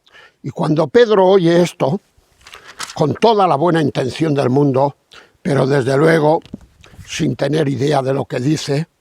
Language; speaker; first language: Spanish; native; Spanish